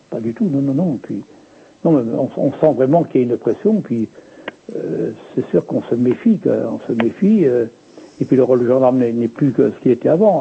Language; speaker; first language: French; native; French